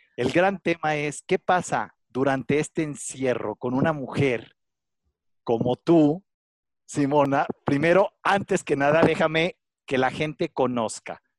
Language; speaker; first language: Spanish; native; Spanish